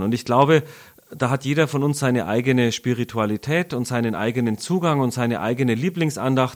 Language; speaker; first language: German; native; German